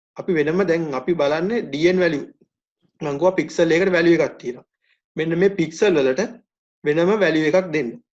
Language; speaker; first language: Sinhala; native; Sinhala